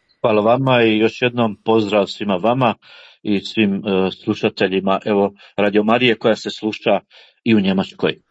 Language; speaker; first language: Croatian; native; Croatian